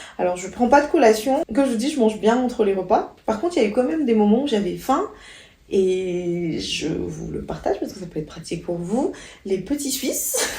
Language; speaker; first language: French; non-native, local second language; Malagasy